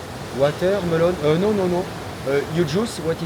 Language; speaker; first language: English; non-native, learner; French